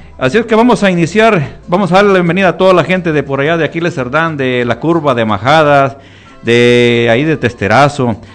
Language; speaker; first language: Spanish; native; Spanish